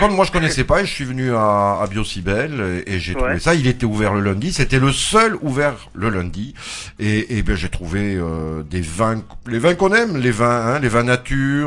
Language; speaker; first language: French; native; French